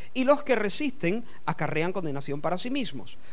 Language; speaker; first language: Spanish; native; Spanish